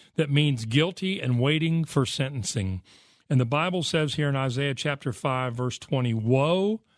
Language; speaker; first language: English; native; English